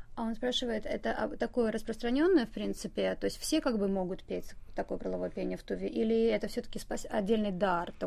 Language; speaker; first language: Russian; native; Russian